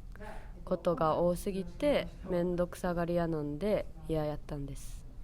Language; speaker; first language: Japanese; non-native, fluent; Chinese